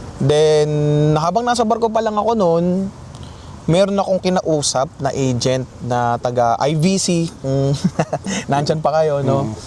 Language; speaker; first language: Filipino; native; Filipino